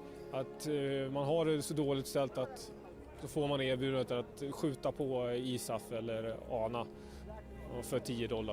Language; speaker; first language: Swedish; native; Swedish